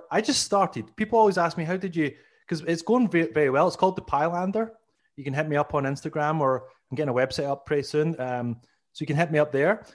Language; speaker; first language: English; native; English